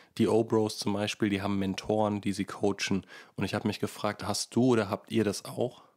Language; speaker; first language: German; native; German